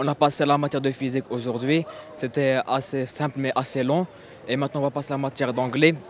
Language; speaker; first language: French; non-native, local second language; Arabic